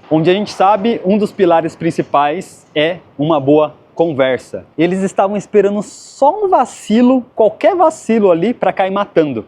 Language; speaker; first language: Portuguese; native; Portuguese